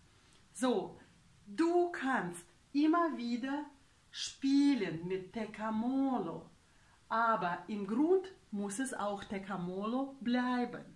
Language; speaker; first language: German; non-native, fluent; Russian